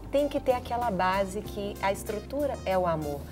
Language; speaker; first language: Portuguese; native; Portuguese